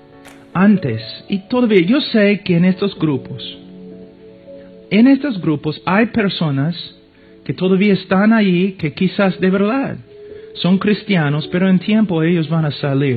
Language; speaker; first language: Spanish; non-native, fluent; English